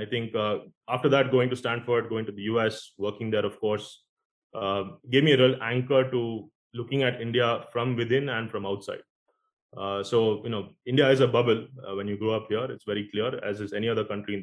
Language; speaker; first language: English; non-native, local second language; Konkani